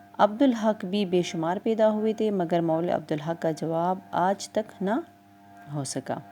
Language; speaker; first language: Urdu; non-native, local second language; Pashto